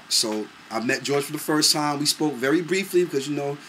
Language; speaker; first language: English; native; English